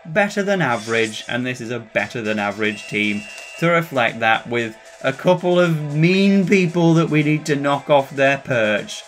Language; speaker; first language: English; native; English